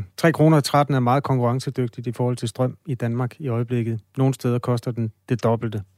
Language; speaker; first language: Danish; native; Danish